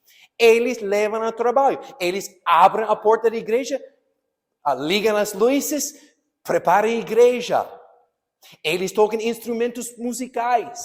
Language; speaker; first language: Portuguese; non-native, fluent; English